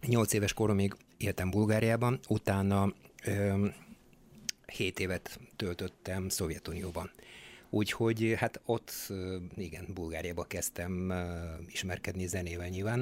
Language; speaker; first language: Hungarian; non-native, fluent; Bulgarian